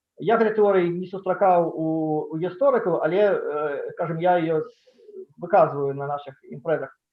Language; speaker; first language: Belarusian; non-native, local second language; Russian